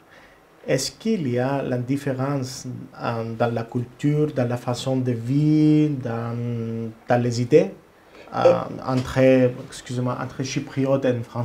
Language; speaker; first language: French; non-native, learner; Greek